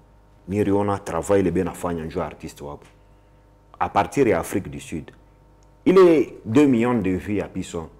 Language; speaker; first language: French; non-native, local second language; Swahili